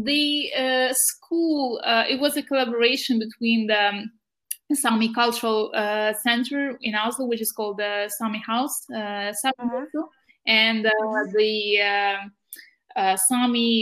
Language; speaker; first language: English; non-native, fluent; Ukrainian